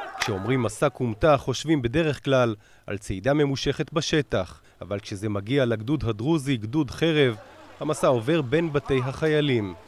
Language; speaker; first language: Hebrew; native; Hebrew